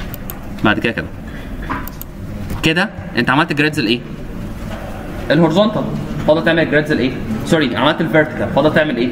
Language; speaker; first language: Arabic; native; Arabic